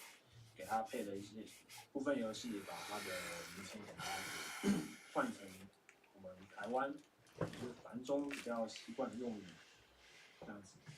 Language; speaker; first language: Chinese; native; Chinese